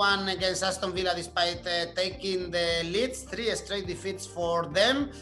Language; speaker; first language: English; non-native, fluent; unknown